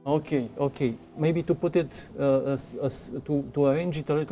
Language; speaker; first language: English; non-native, fluent; Romanian